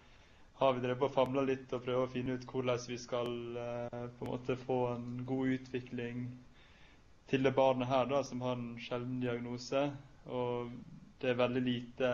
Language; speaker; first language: Norwegian; native; Norwegian